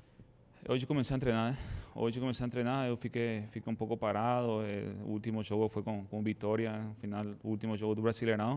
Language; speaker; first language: Portuguese; non-native, fluent; Spanish